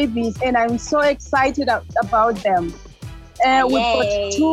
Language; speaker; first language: English; non-native, local second language; Xhosa